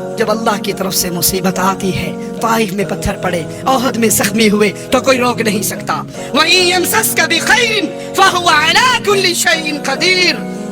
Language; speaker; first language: Urdu; non-native, local second language; Punjabi